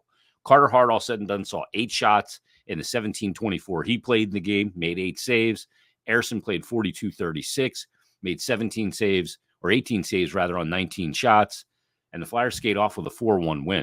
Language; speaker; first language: English; native; English